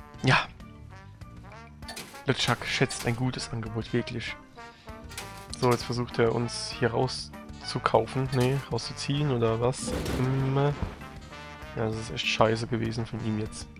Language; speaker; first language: German; native; German